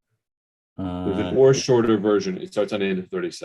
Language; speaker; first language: English; native; English